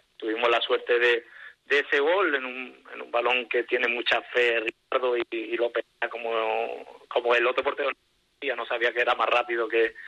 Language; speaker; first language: Spanish; native; Spanish